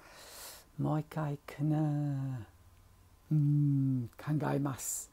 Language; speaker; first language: Japanese; non-native, learner; English